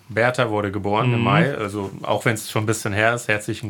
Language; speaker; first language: German; native; German